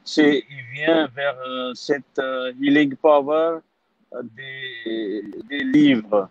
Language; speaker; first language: French; non-native, learner; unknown